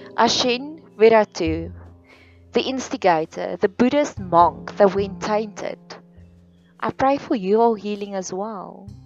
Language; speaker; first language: English; non-native, local second language; Afrikaans